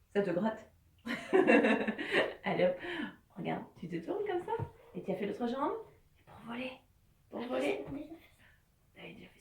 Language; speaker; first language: French; native; French